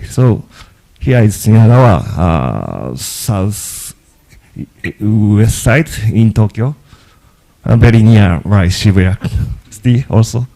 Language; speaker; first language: English; non-native, learner; Japanese